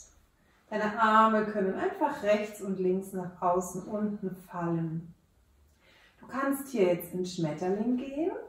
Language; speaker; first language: German; native; German